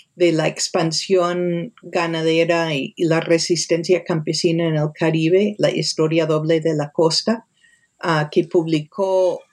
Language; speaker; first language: Spanish; non-native, fluent; English